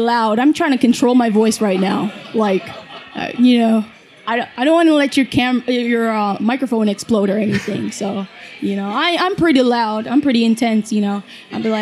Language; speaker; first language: English; non-native, local second language; Jamaican Creole English